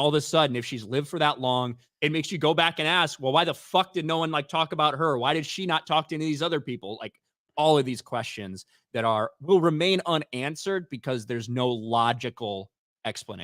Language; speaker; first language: English; native; English